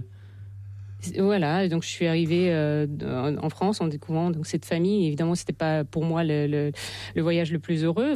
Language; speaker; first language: French; non-native, fluent; Russian